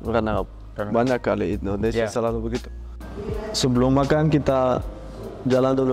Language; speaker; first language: Indonesian; non-native, fluent; Dutch